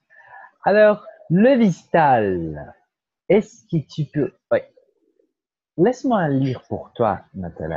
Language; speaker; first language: French; non-native, fluent; Portuguese